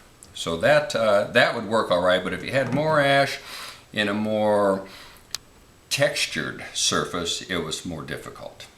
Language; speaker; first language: English; native; English